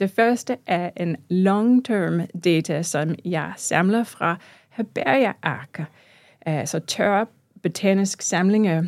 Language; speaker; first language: Danish; non-native, fluent; English